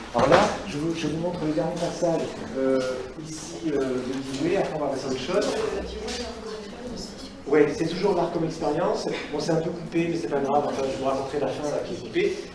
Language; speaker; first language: French; native; French